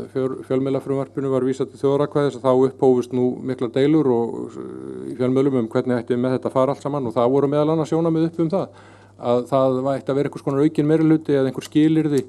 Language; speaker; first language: Icelandic; native; Icelandic